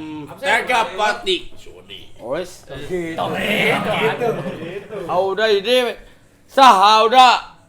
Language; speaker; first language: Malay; non-native, local second language; Sundanese